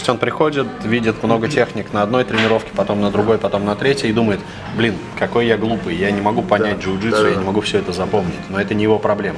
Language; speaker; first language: Russian; native; Russian